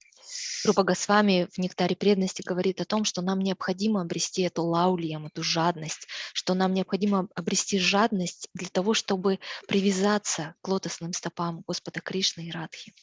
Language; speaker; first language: Russian; native; Russian